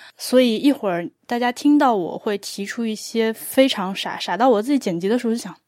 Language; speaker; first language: Chinese; native; Chinese